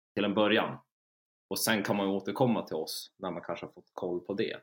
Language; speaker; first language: Swedish; native; Swedish